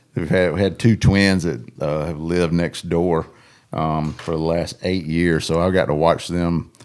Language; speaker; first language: English; native; English